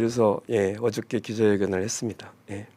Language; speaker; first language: Korean; native; Korean